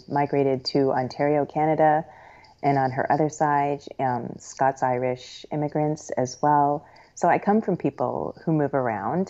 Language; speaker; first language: English; native; English